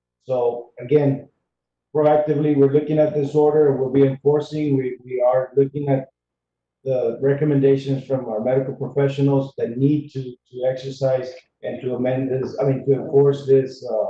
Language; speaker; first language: English; early bilingual, other home language; Spanish